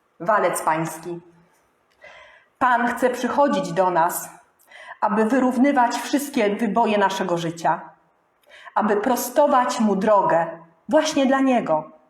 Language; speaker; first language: Polish; native; Polish